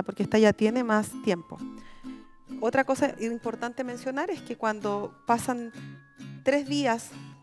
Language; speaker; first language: Spanish; native; Spanish